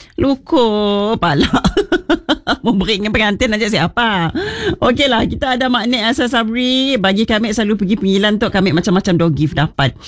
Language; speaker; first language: Malay; native; Malay